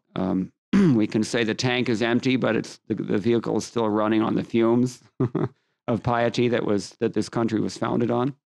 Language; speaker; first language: English; native; English